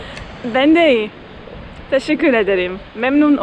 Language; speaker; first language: Turkish; non-native, learner; German